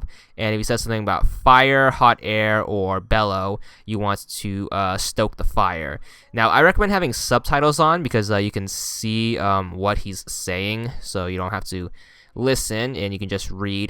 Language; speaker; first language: English; native; English